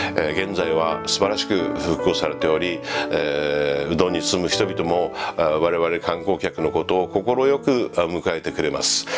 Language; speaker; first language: Japanese; native; Japanese